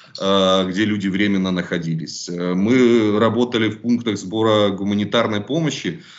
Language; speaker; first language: Russian; native; Russian